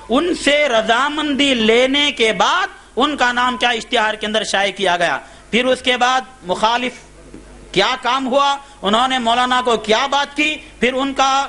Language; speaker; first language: Urdu; native; Urdu